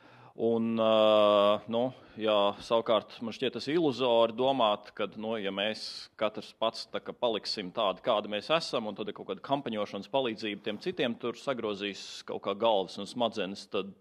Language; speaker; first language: Latvian; native; Latvian